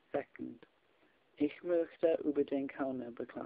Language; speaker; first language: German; non-native, learner; English